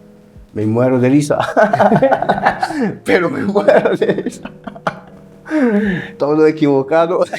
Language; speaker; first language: Spanish; non-native, learner; French